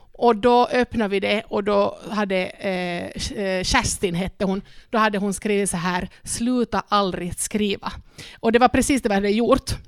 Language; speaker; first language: Swedish; non-native, local second language; Spanish